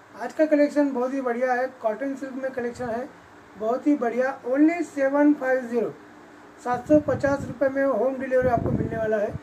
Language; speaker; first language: Hindi; non-native, local second language; Marathi